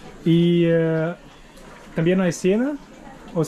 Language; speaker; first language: Spanish; non-native, learner; German